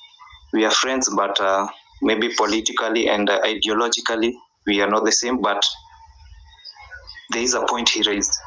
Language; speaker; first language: English; non-native, local second language; Swahili